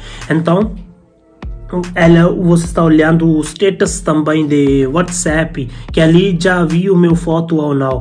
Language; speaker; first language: Portuguese; non-native, learner; Hindi